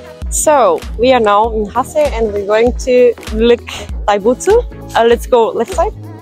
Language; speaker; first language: English; non-native, learner; Japanese